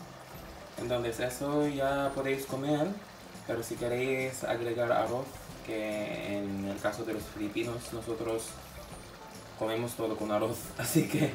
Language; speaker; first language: Spanish; non-native, fluent; Filipino